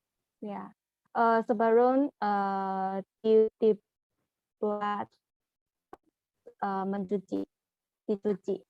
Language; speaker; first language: Indonesian; non-native, learner; Chinese